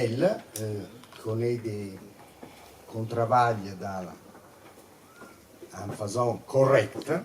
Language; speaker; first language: French; non-native, fluent; Italian